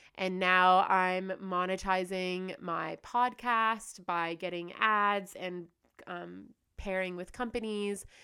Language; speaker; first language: English; native; English